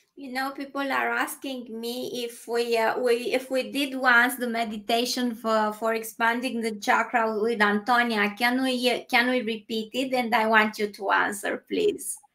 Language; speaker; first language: English; non-native, fluent; Romanian